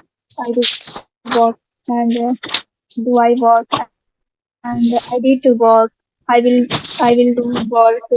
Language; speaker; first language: English; non-native, learner; Hindi